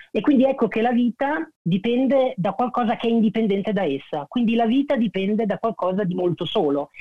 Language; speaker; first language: Italian; native; Italian